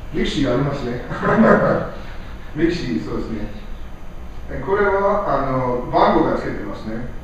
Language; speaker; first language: Japanese; non-native, learner; English